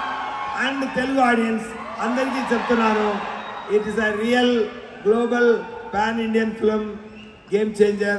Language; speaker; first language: Telugu; non-native, learner; Tamil